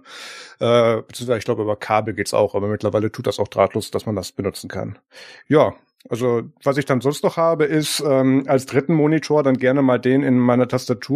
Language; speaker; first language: German; native; German